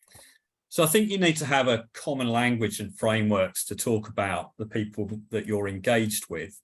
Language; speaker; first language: English; native; English